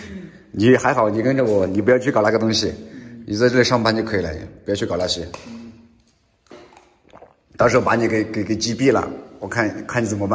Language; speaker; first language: Chinese; native; Chinese